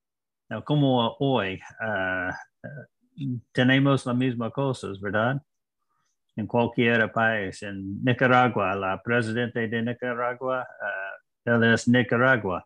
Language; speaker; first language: Spanish; non-native, learner; English